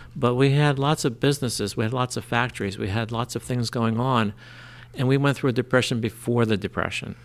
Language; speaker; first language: English; native; English